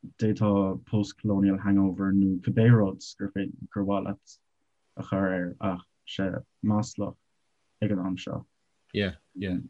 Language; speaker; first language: Irish; non-native, local second language; English